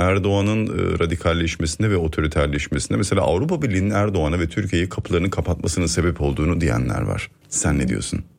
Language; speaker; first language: Turkish; early bilingual, heritage; Turkish